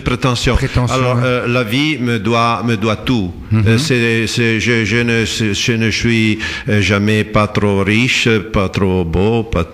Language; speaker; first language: French; non-native, fluent; Italian